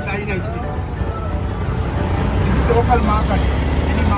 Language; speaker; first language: English; non-native, learner; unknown